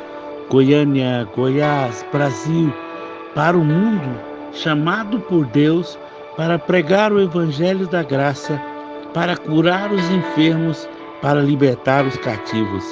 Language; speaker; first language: Portuguese; native; Portuguese